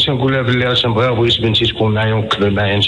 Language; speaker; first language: Arabic; native; Arabic